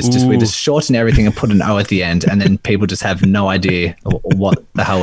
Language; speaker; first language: English; native; English